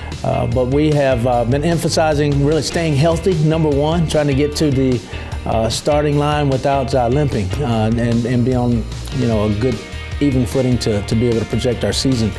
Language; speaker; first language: English; native; English